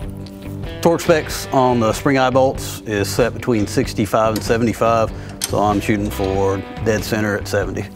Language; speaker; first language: English; native; English